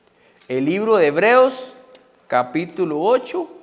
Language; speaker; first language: Spanish; native; Spanish